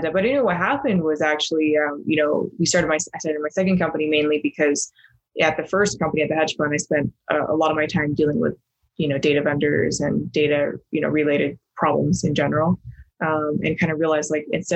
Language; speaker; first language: English; native; English